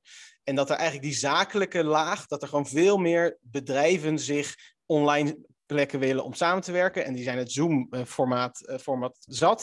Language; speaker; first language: Dutch; native; Dutch